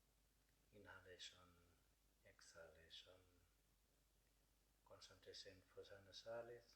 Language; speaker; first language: Spanish; non-native, learner; Bangla